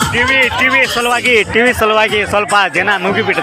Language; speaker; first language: Kannada; non-native, local second language; Lambadi